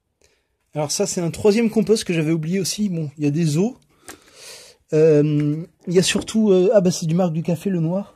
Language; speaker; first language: French; native; French